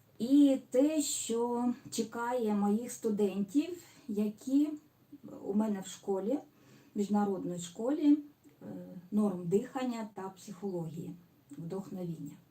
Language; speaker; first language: Ukrainian; non-native, local second language; Russian